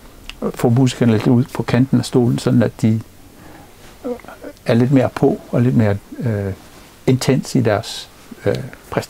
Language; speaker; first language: Danish; non-native, fluent; English